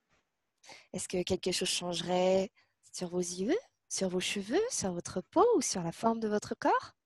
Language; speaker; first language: French; native; French